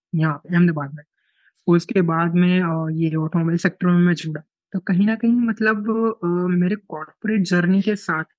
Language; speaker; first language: Hindi; non-native, local second language; Gujarati